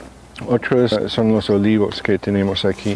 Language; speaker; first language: Spanish; non-native, fluent; English